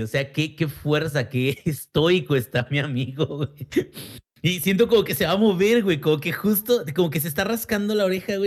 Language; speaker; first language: Spanish; native; Spanish